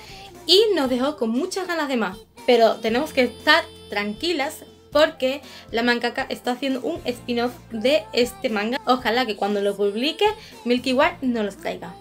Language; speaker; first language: Spanish; native; Spanish